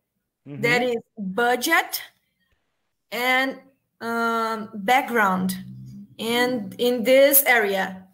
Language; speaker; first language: English; non-native, learner; Portuguese